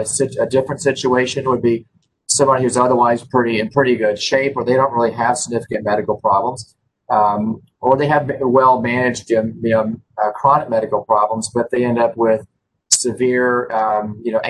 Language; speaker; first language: English; native; English